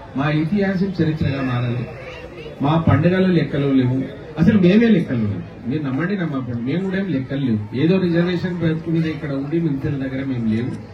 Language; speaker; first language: Telugu; non-native, local second language; Lambadi